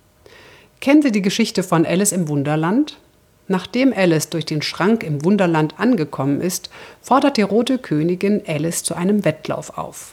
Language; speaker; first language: German; native; German